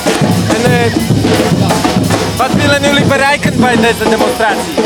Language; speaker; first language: Dutch; non-native, learner; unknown